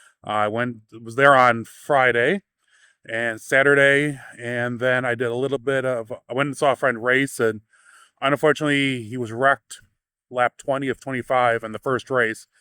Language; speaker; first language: English; native; English